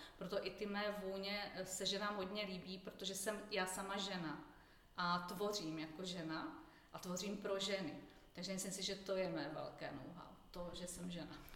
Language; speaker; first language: Czech; native; Czech